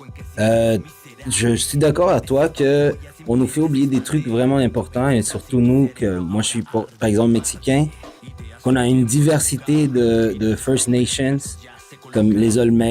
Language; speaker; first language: French; non-native, fluent; Spanish